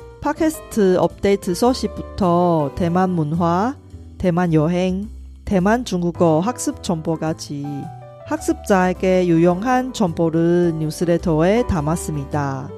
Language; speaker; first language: Korean; non-native, fluent; Chinese